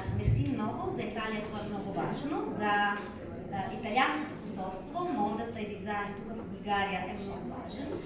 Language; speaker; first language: Bulgarian; non-native, learner; Italian